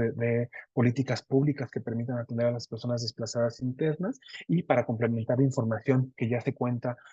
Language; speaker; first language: Spanish; native; Spanish